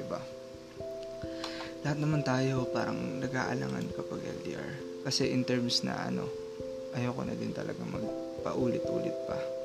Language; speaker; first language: English; non-native, local second language; Filipino